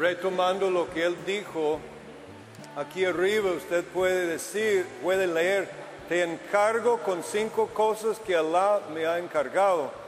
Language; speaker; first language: Spanish; non-native, fluent; English